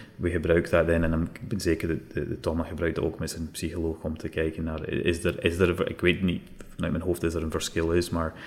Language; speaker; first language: Dutch; non-native, fluent; English